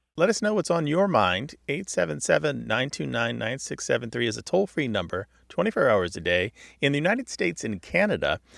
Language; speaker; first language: English; native; English